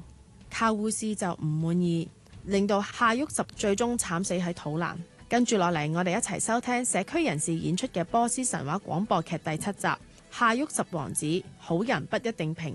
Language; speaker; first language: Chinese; non-native, local second language; Cantonese